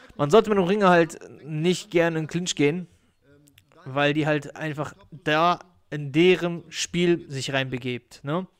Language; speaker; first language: German; native; German